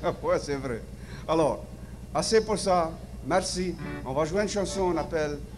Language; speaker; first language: French; early bilingual, heritage; French